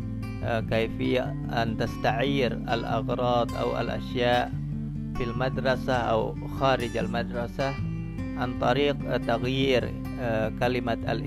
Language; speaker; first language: Arabic; non-native, fluent; Indonesian